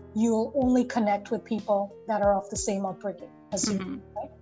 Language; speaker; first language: English; non-native, local second language; Bangla